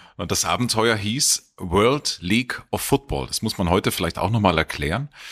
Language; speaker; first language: German; native; German